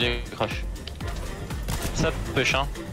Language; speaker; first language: French; native; French